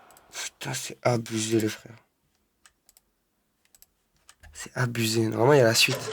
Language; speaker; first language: French; native; French